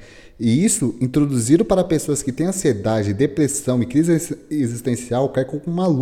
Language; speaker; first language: Portuguese; native; Portuguese